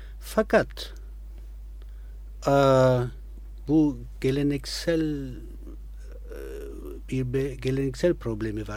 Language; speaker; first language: Turkish; non-native, fluent; Italian